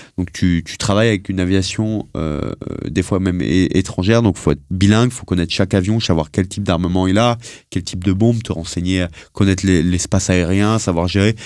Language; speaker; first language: French; native; French